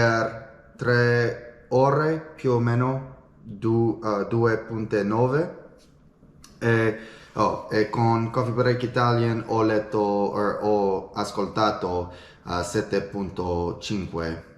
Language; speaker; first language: Italian; non-native, learner; English